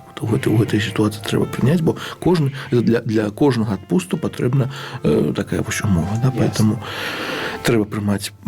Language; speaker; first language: Belarusian; native; Belarusian